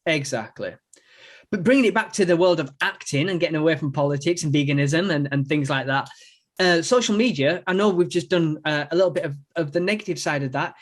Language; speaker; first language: English; native; English